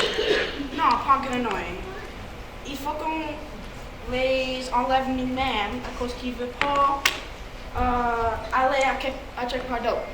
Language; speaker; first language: French; non-native, local second language; English